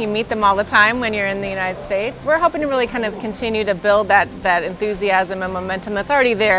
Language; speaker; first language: English; native; English